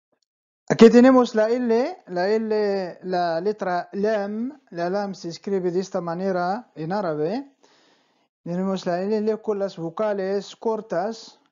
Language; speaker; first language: Spanish; non-native, fluent; Arabic